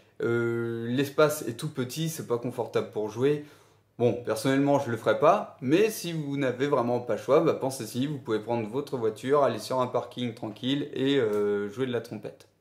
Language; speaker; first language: French; native; French